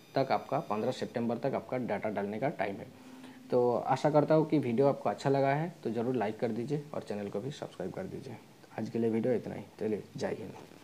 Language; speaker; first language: Hindi; non-native, local second language; Bangla